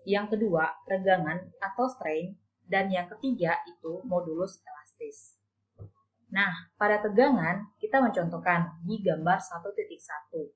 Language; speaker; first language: Indonesian; native; Indonesian